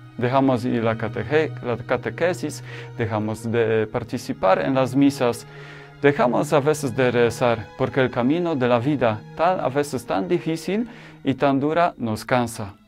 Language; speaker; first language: Spanish; non-native, fluent; Polish